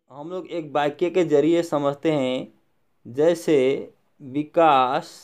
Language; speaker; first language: Hindi; non-native, local second language; Assamese